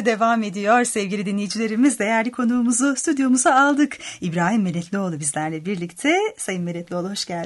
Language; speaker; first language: Turkish; native; Turkish